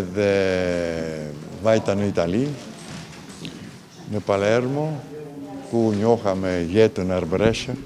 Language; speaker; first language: Albanian; non-native, fluent; Greek